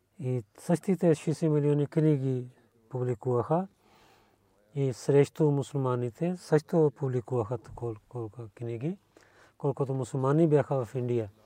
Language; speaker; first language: Bulgarian; non-native, learner; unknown